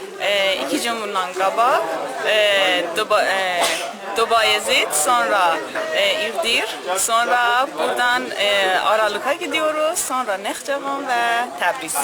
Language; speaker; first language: Turkish; non-native, learner; Azerbaijani